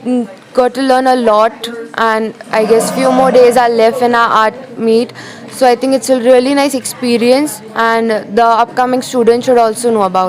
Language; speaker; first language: English; non-native, local second language; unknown